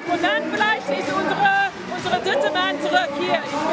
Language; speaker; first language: German; non-native, learner; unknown